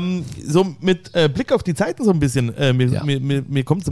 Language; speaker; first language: German; native; German